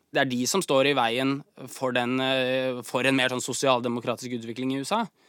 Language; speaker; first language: Norwegian; native; Norwegian